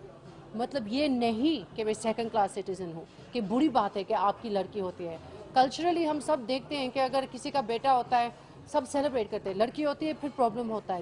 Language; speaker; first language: Hindi; early bilingual, heritage; English